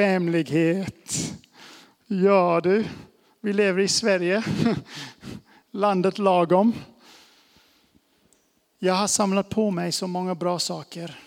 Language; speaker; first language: Swedish; non-native, fluent; English